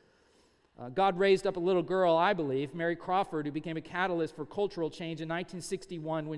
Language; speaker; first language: English; native; English